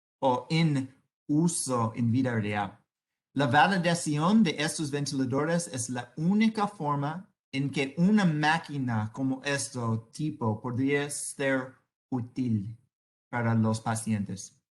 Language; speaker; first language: Spanish; non-native, learner; English